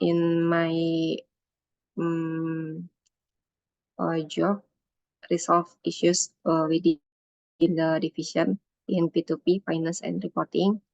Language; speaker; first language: English; non-native, learner; Indonesian